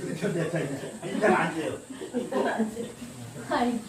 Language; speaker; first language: Korean; native; Korean